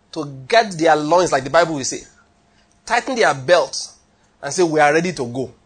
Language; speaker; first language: English; non-native, local second language; Yoruba